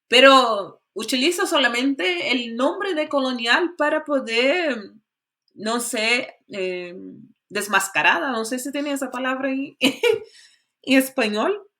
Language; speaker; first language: Spanish; non-native, fluent; Portuguese